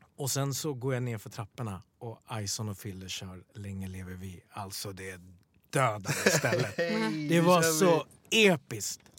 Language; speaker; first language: Swedish; early bilingual, other home language; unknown